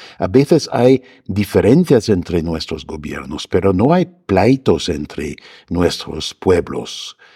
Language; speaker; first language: Spanish; non-native, fluent; German